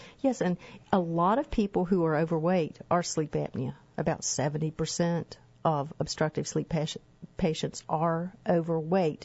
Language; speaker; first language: English; native; English